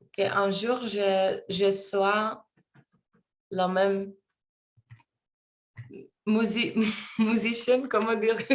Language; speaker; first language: French; non-native, learner; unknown